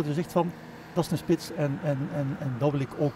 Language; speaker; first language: Dutch; native; Dutch